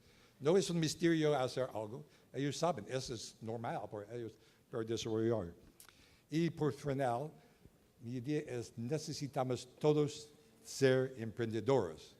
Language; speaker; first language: Spanish; non-native, learner; English